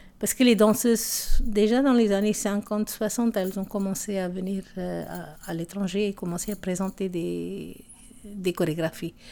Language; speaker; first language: French; non-native, local second language; Tamil